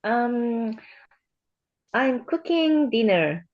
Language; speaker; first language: English; non-native, learner; Korean